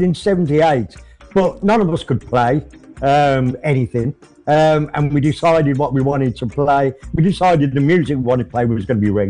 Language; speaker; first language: English; native; English